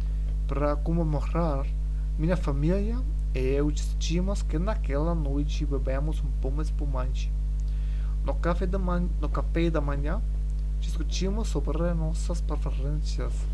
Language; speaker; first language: Portuguese; non-native, learner; German